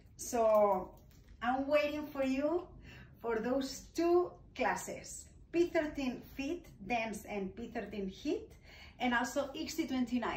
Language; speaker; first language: English; non-native, fluent; Spanish